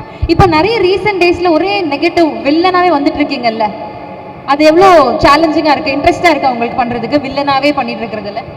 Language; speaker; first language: Tamil; native; Tamil